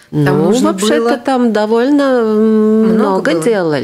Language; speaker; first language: Russian; non-native, local second language; Latvian